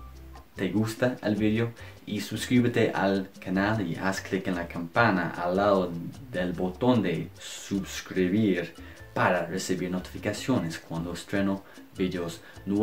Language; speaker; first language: Spanish; non-native, fluent; English